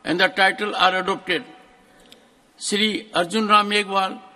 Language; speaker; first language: English; non-native, local second language; Hindi